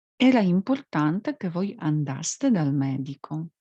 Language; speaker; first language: Italian; non-native, fluent; Polish